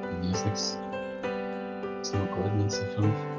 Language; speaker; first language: German; native; German